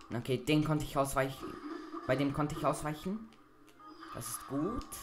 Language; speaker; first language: German; native; German